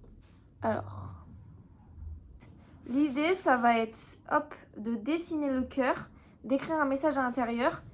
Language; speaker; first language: French; native; French